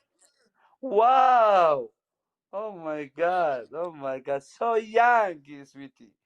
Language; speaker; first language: English; non-native, local second language; Somali